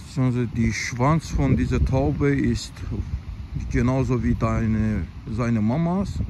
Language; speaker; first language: German; non-native, fluent; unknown